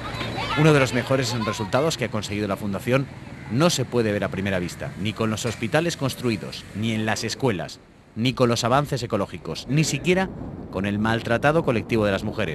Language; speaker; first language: Spanish; native; Spanish